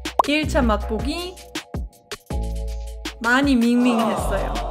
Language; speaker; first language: Korean; non-native, fluent; German